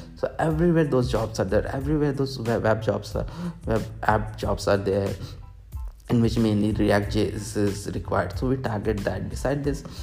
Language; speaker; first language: English; non-native, local second language; Hindi